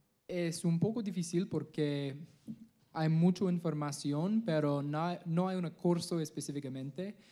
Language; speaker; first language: Spanish; non-native, learner; English